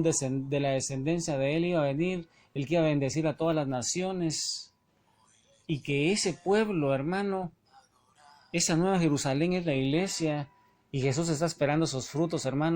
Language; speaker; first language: Spanish; native; Spanish